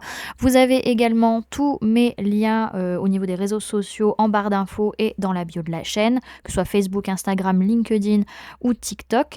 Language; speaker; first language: French; native; French